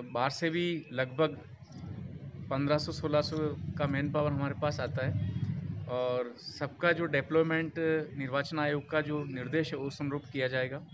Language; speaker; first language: Hindi; native; Hindi